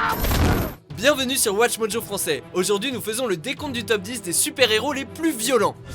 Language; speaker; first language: French; native; French